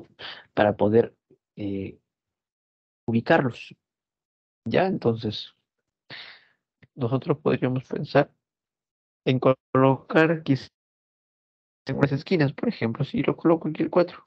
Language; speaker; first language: Spanish; native; Spanish